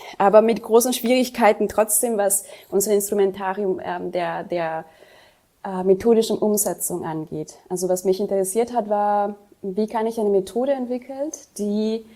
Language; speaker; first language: German; non-native, fluent; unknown